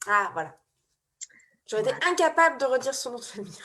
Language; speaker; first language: French; native; French